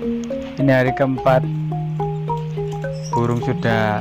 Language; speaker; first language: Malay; non-native, local second language; Javanese